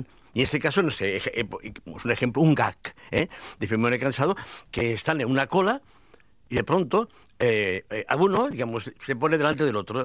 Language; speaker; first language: Spanish; native; Spanish